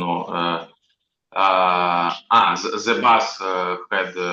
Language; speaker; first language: English; non-native, learner; Russian